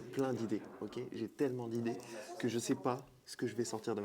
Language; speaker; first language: French; native; French